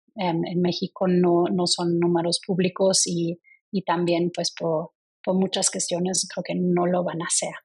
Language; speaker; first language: Spanish; non-native, fluent; German